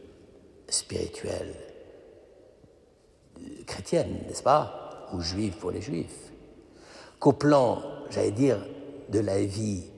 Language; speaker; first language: French; native; French